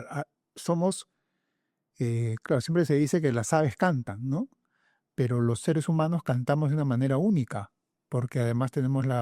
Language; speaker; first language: Spanish; native; Spanish